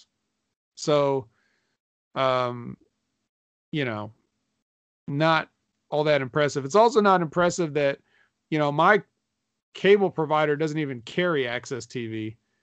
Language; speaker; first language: English; native; English